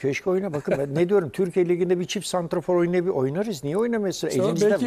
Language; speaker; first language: Turkish; native; Turkish